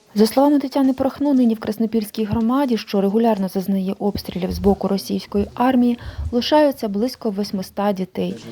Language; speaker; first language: Ukrainian; native; Ukrainian